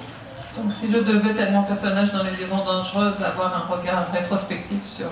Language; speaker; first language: French; native; French